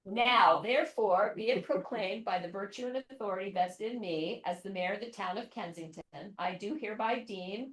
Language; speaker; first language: English; native; English